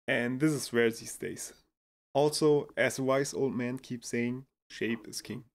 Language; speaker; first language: English; non-native, fluent; German